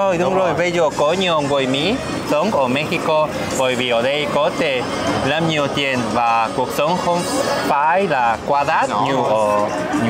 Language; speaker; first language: Vietnamese; non-native, learner; Spanish